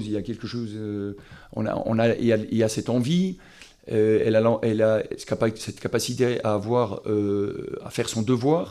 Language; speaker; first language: French; native; French